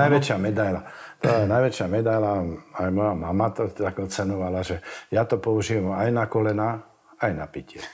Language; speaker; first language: Slovak; native; Slovak